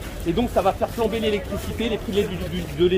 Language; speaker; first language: French; native; French